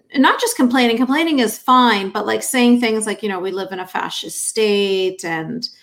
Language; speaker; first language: English; native; English